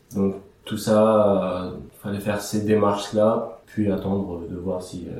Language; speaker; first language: French; early bilingual, other home language; Aramaic